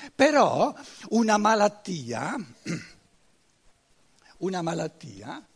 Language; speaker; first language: Italian; non-native, fluent; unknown